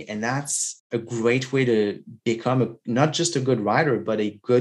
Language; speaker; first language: English; non-native, fluent; French